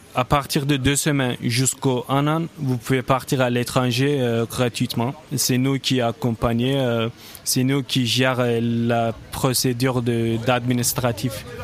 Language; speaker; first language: French; non-native, fluent; Turkish